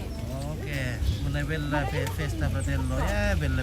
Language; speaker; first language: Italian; non-native, learner; Indonesian